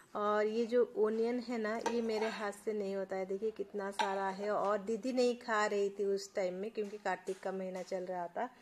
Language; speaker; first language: Hindi; non-native, local second language; Odia